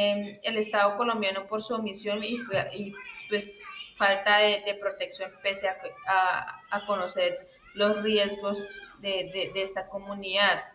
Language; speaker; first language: Spanish; native; Spanish